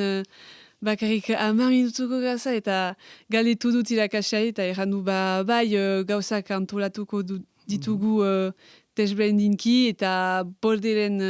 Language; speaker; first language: Basque; non-native, local second language; French